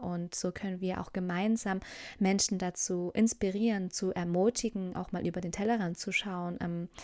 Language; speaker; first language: German; native; German